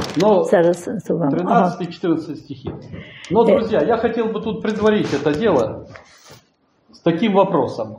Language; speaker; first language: Polish; non-native, learner; Russian